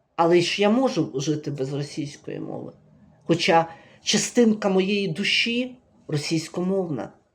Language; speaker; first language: Ukrainian; native; Ukrainian